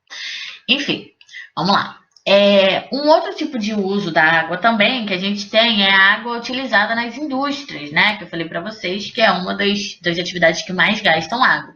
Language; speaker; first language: Portuguese; native; Portuguese